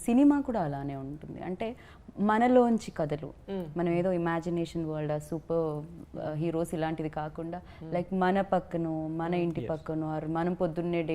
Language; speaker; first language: Telugu; native; Telugu